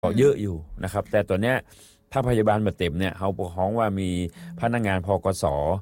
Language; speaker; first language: Thai; non-native, local second language; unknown